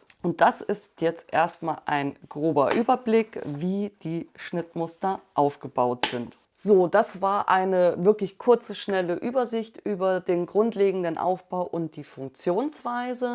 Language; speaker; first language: German; native; German